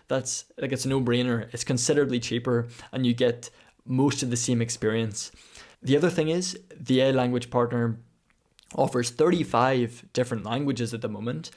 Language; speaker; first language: English; native; English